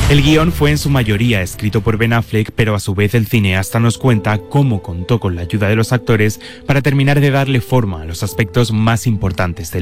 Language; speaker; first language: Spanish; native; Spanish